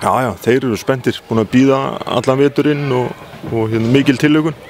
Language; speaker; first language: Icelandic; native; Icelandic